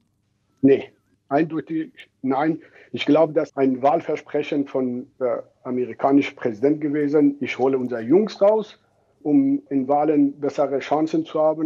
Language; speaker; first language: German; non-native, fluent; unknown